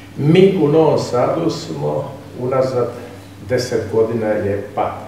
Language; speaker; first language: Serbian; non-native, local second language; Albanian